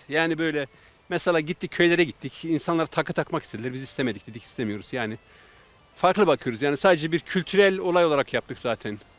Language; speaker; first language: Turkish; native; Turkish